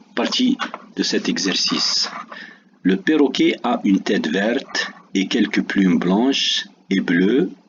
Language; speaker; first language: French; non-native, local second language; Arabic